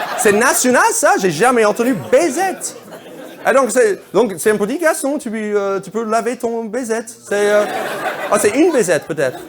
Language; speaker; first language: French; non-native, fluent; English